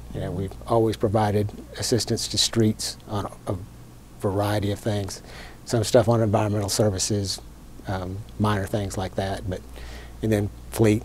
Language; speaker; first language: English; native; English